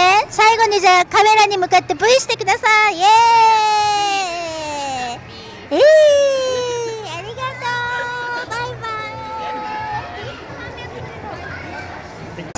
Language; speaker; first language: Japanese; native; Japanese